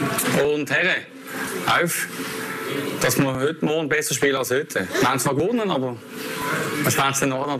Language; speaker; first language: German; native; German